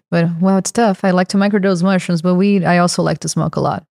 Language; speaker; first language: English; non-native, fluent; Portuguese